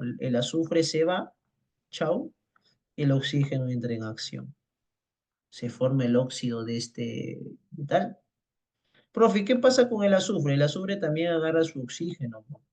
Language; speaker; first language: Spanish; native; Spanish